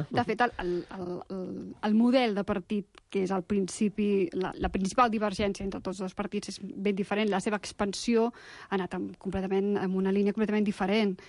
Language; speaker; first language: Catalan; non-native, local second language; Spanish